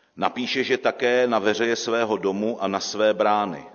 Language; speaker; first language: Czech; native; Czech